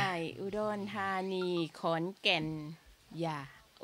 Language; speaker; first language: German; non-native, learner; Thai